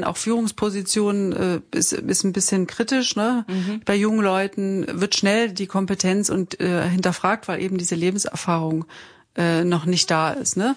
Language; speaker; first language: German; native; German